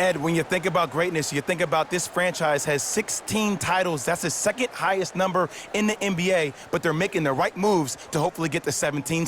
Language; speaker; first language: English; native; English